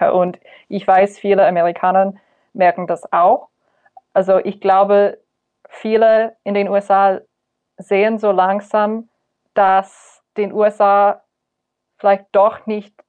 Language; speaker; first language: German; non-native, fluent; English